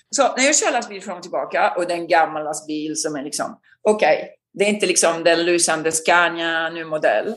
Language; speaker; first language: Swedish; non-native, fluent; Italian